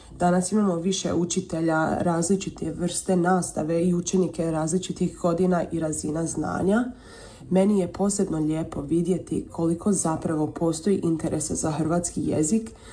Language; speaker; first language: Serbian; early bilingual, heritage; Croatian